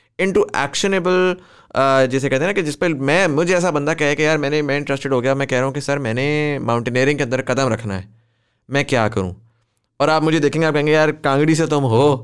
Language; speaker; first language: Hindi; native; Hindi